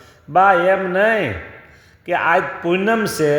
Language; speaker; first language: Gujarati; native; Gujarati